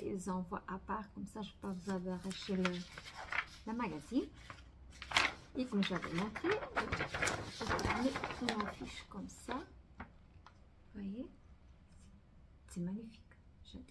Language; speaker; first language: French; non-native, fluent; Portuguese